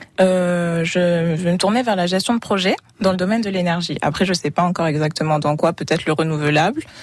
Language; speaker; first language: French; non-native, local second language; Wolof